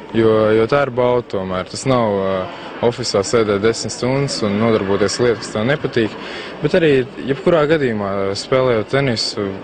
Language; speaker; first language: Latvian; native; Latvian